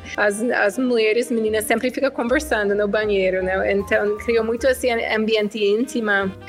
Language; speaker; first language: Portuguese; non-native, fluent; English